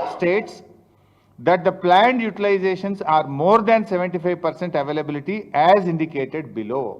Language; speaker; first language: English; non-native, local second language; Telugu